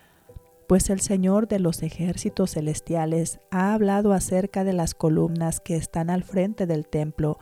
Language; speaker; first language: Spanish; native; Spanish